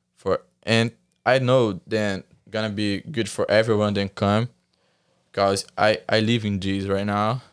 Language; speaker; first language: English; non-native, learner; Portuguese